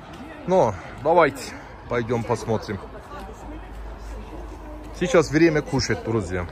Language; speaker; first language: Russian; non-native, learner; Turkish